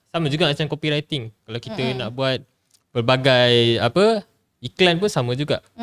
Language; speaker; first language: Malay; native; Malay